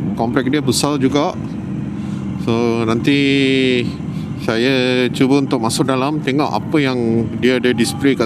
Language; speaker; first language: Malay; non-native, local second language; Tamil